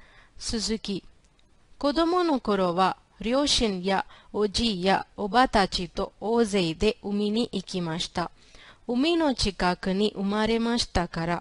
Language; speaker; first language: Japanese; non-native, fluent; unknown